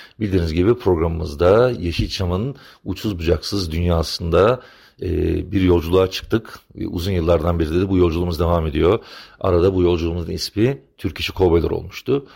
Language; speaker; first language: Turkish; native; Turkish